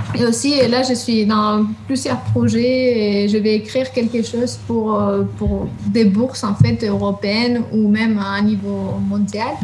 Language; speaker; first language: French; non-native, fluent; Spanish